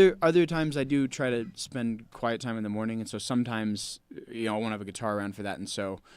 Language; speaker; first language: English; native; English